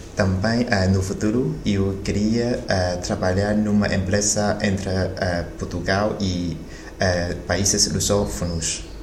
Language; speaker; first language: Portuguese; non-native, learner; Chinese